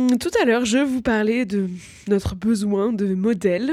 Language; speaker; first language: French; native; French